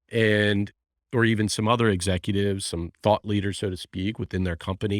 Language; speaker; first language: English; native; English